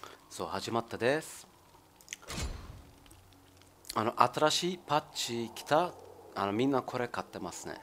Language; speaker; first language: Japanese; non-native, learner; German